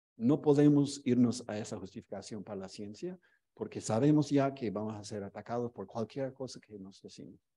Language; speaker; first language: Spanish; non-native, fluent; English